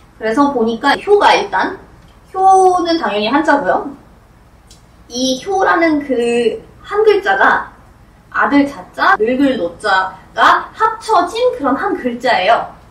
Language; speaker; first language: Korean; non-native, fluent; Russian